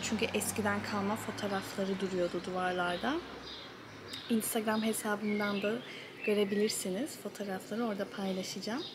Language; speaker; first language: Turkish; early bilingual, heritage; Turkish